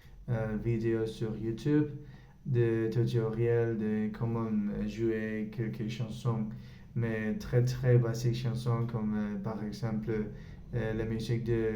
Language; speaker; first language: French; non-native, learner; Spanish